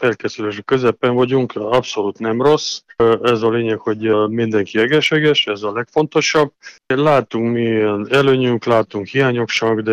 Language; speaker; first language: Hungarian; non-native, learner; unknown